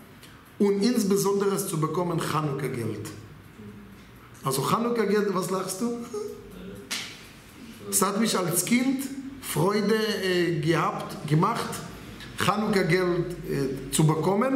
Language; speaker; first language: German; non-native, fluent; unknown